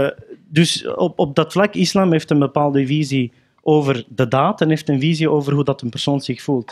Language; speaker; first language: Dutch; early bilingual, other home language; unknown